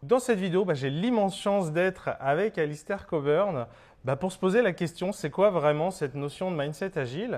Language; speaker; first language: French; native; French